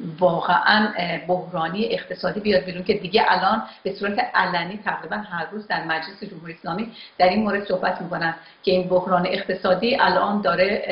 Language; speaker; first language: Persian; non-native, local second language; Azerbaijani